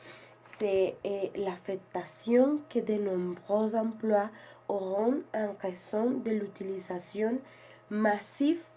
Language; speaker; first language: French; non-native, learner; Spanish